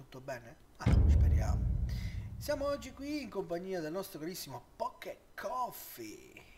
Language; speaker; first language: Italian; native; Italian